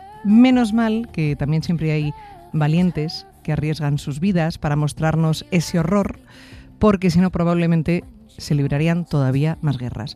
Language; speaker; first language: Spanish; native; Spanish